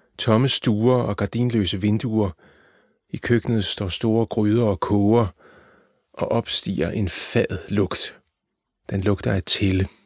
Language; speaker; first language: Danish; native; Danish